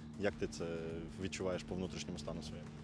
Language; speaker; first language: Ukrainian; native; Ukrainian